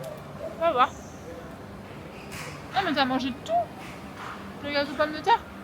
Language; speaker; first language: French; native; French